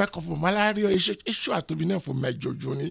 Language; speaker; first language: Hungarian; non-native, learner; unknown